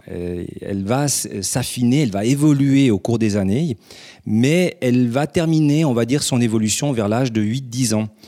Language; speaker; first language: French; native; French